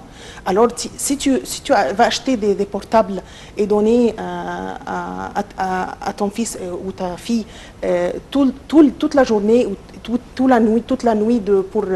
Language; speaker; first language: French; non-native, local second language; Arabic